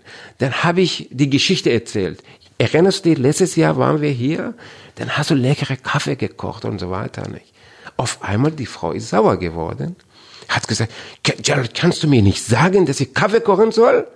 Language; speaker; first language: German; non-native, fluent; Persian